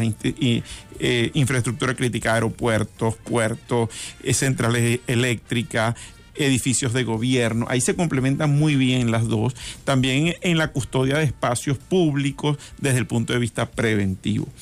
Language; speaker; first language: Spanish; native; Spanish